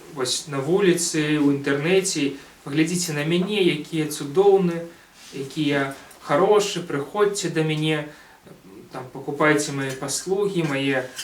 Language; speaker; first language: Belarusian; non-native, local second language; Russian